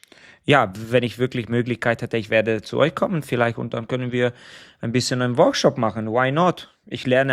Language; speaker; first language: German; non-native, fluent; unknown